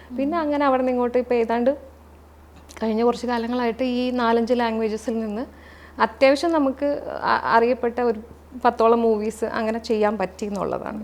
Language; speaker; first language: Malayalam; native; Malayalam